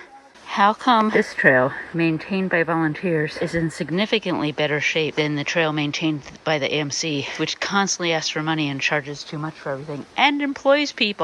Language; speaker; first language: English; native; English